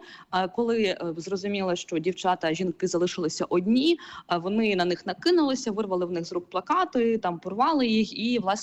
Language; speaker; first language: Ukrainian; native; Ukrainian